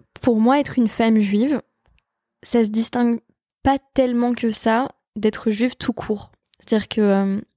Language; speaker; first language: French; native; French